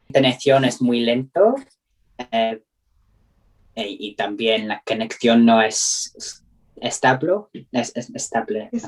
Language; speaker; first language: Spanish; non-native, learner; English